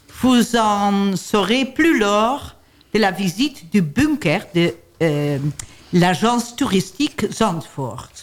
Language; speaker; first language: French; non-native, learner; Dutch